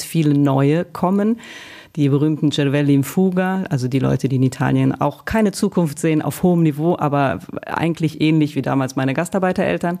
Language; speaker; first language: German; early bilingual, other home language; Italian